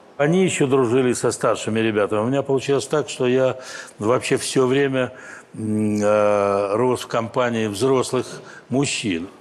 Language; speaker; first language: Russian; native; Russian